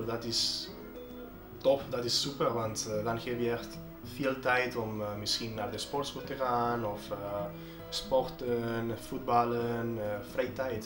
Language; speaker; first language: Dutch; non-native, fluent; Spanish